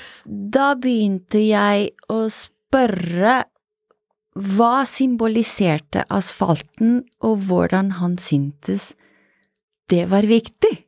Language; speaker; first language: Norwegian; non-native, fluent; Italian